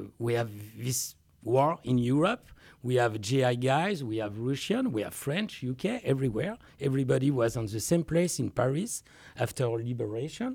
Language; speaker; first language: English; non-native, learner; French